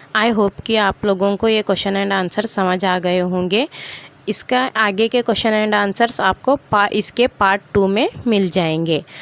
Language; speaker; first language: Hindi; non-native, local second language; Kannada